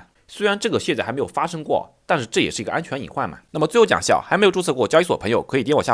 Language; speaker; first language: Chinese; native; Chinese